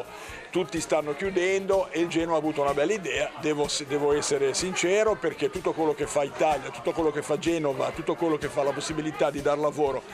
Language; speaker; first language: Italian; native; Italian